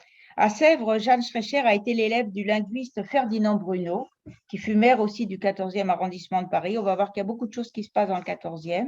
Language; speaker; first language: French; native; French